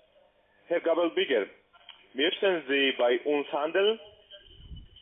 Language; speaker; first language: German; non-native, learner; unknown